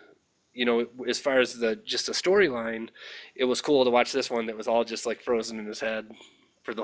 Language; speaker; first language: English; native; English